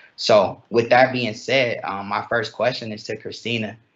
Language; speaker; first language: English; native; English